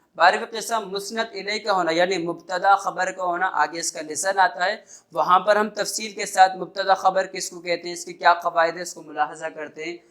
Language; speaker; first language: Urdu; native; Urdu